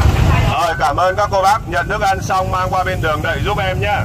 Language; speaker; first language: Vietnamese; native; Vietnamese